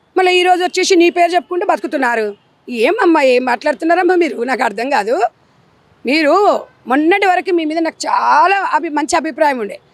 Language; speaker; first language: Telugu; native; Telugu